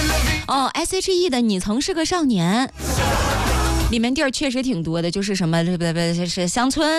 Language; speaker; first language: Chinese; native; Chinese